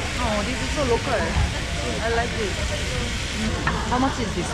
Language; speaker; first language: English; non-native, learner; Korean